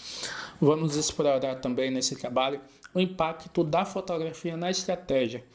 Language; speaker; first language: Portuguese; native; Portuguese